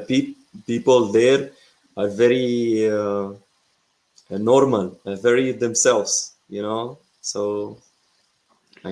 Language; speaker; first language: English; non-native, fluent; Arabic